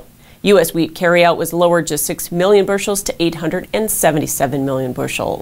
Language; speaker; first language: English; native; English